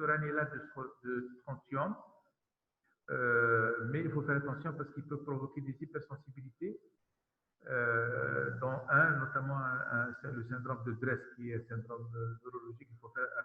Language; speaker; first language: French; non-native, local second language; Arabic